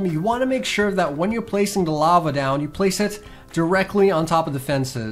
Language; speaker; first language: English; native; English